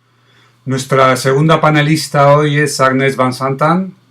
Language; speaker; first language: Spanish; native; Spanish